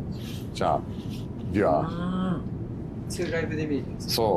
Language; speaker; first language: Japanese; non-native, learner; English